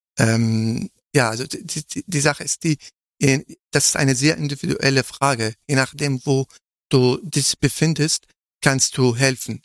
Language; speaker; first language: German; non-native, fluent; Arabic